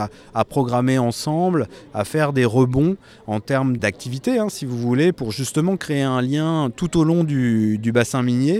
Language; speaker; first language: French; native; French